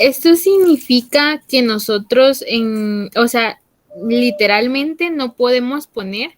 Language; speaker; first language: Spanish; native; Spanish